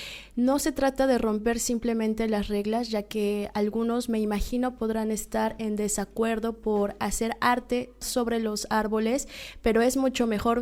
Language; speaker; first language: Spanish; native; Spanish